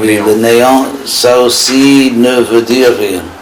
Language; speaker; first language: French; non-native, fluent; English